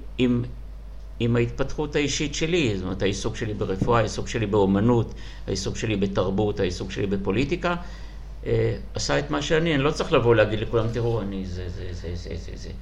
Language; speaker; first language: Hebrew; non-native, fluent; Russian